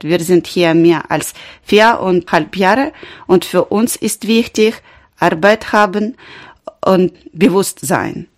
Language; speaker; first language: German; non-native, learner; Ukrainian